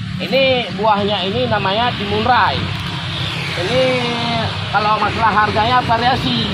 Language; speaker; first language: Indonesian; non-native, local second language; Achinese